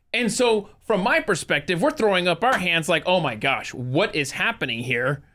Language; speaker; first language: English; native; English